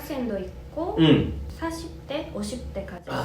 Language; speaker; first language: Korean; non-native, fluent; Japanese